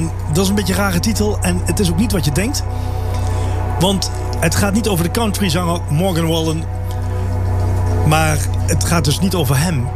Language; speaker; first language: Dutch; native; Dutch